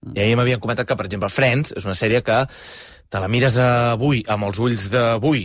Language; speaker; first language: Catalan; native; Catalan